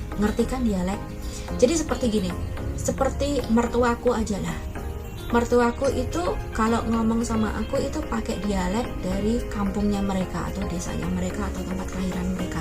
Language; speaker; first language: Indonesian; non-native, local second language; Javanese